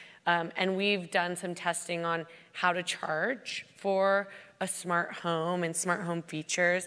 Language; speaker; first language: English; native; English